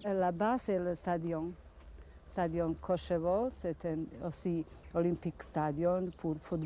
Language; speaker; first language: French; non-native, learner; Bosnian